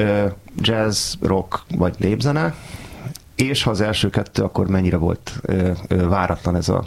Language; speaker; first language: Hungarian; native; Hungarian